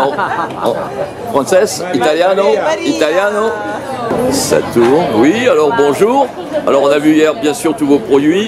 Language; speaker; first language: French; native; French